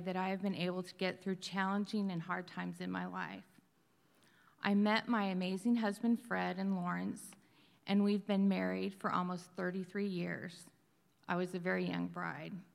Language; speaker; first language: English; native; English